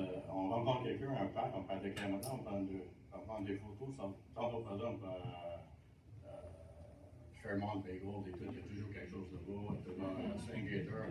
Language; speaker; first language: French; non-native, local second language; English